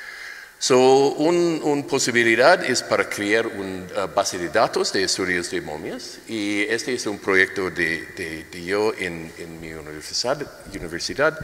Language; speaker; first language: Spanish; non-native, learner; English